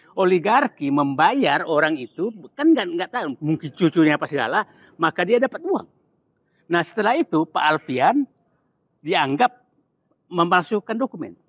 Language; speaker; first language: Indonesian; non-native, local second language; Buginese